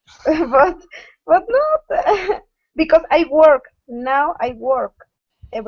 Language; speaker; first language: English; non-native, learner; Spanish